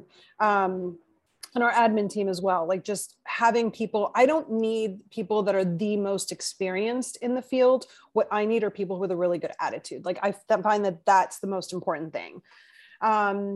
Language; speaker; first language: English; non-native, fluent; Spanish